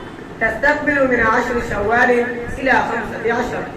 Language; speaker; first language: Arabic; non-native, learner; Urdu